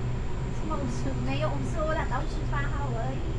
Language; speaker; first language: Chinese; non-native, learner; Filipino